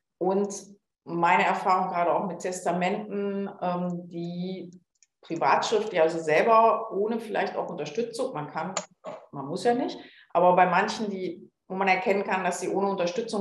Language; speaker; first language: German; native; German